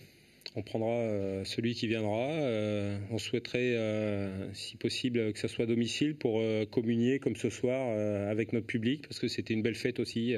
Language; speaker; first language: French; native; French